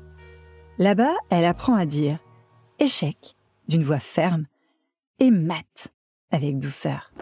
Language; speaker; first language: French; native; French